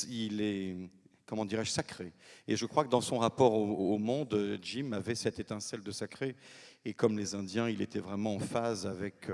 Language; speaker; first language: French; native; French